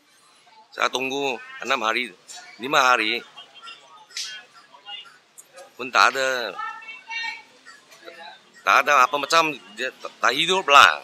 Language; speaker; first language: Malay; non-native, local second language; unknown